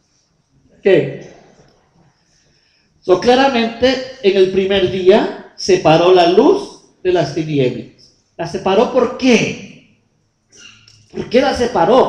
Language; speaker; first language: Spanish; native; Spanish